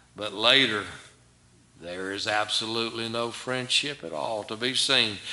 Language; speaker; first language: English; native; English